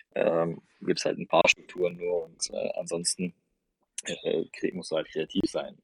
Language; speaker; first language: German; early bilingual, other home language; Russian